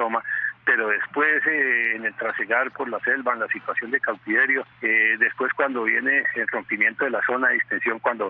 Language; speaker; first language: Spanish; native; Spanish